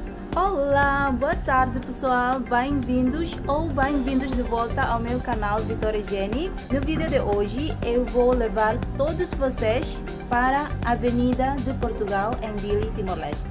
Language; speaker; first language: Portuguese; non-native, local second language; Tetum